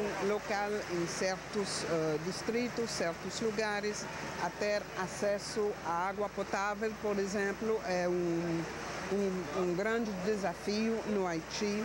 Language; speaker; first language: Portuguese; non-native, fluent; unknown